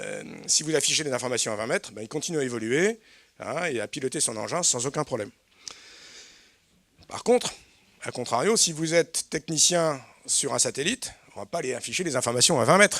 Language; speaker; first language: French; native; French